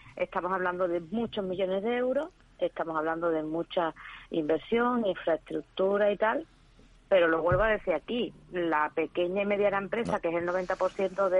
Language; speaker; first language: Spanish; native; Spanish